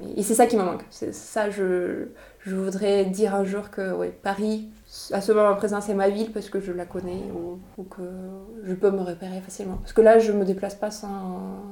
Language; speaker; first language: French; non-native, fluent; Russian